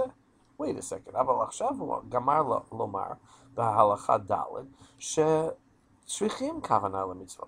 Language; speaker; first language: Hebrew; non-native, fluent; English